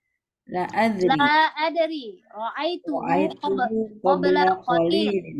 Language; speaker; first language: Arabic; non-native, learner; Indonesian